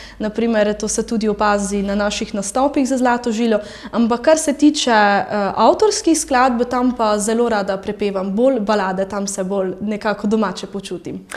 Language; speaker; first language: Slovenian; early bilingual, other home language; French